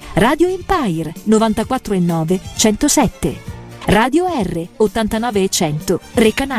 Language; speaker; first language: Italian; native; Italian